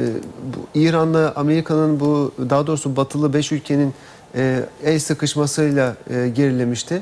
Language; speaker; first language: Turkish; native; Turkish